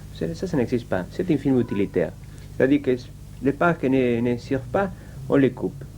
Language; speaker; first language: French; non-native, learner; Spanish